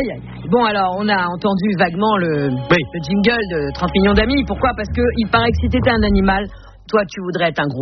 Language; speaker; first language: French; native; French